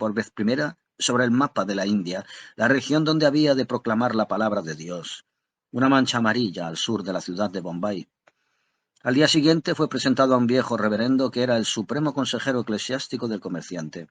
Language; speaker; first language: Spanish; native; Spanish